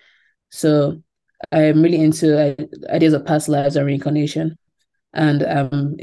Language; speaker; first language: English; non-native, local second language; Yoruba